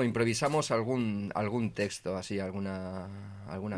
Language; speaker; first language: Spanish; native; Spanish